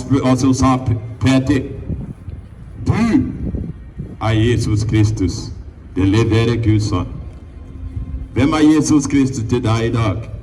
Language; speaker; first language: Norwegian; non-native, fluent; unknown